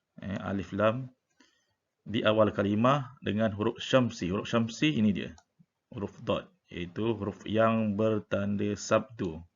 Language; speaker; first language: Malay; native; Malay